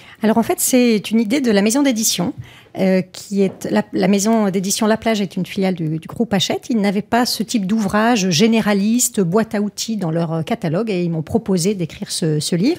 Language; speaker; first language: French; native; French